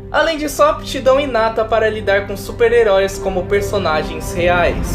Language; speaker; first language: Portuguese; native; Portuguese